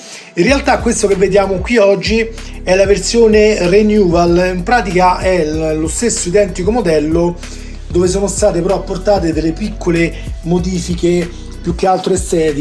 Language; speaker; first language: Italian; native; Italian